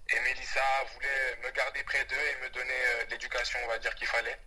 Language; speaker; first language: French; early bilingual, other home language; Wolof